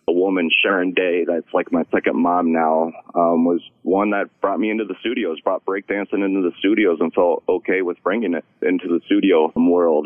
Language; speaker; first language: English; native; English